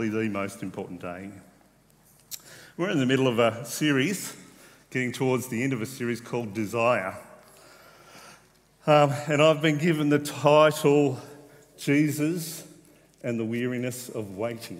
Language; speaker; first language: English; native; English